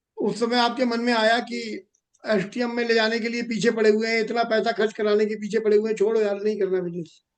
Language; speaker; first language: Hindi; native; Hindi